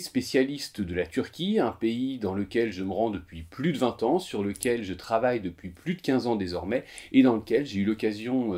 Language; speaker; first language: French; native; French